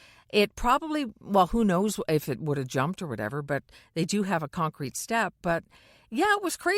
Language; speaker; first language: English; native; English